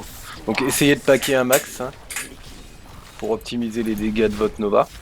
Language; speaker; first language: French; native; French